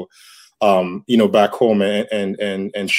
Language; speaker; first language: English; non-native, local second language; Yoruba